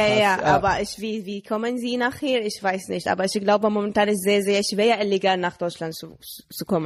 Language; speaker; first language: German; non-native, learner; Arabic